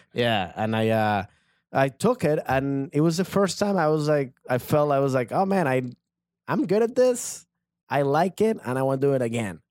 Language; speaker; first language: English; early bilingual, other home language; Spanish